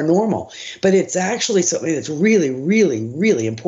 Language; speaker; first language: English; native; English